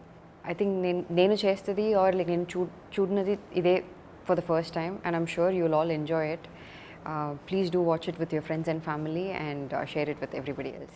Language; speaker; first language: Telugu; non-native, learner; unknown